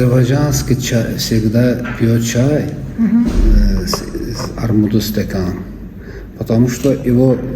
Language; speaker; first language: Russian; non-native, local second language; Azerbaijani